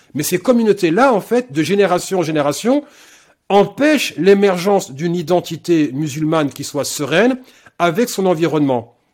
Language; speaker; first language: French; native; French